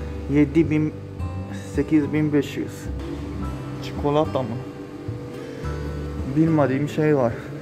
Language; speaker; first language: Turkish; non-native, fluent; Japanese